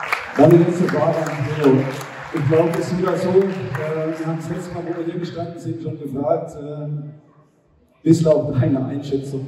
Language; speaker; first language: German; native; German